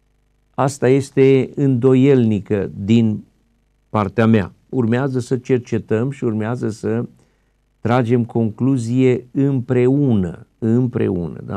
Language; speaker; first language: Romanian; native; Romanian